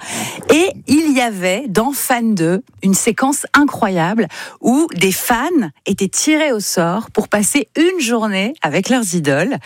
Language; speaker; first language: French; native; French